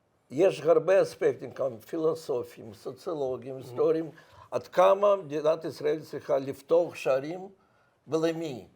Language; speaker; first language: Hebrew; non-native, fluent; Russian